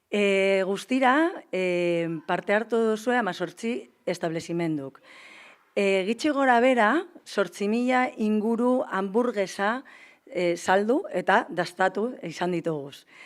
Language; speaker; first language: Basque; native; Basque